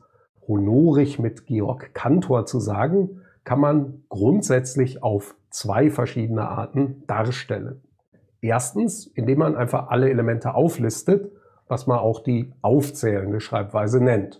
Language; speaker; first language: German; native; German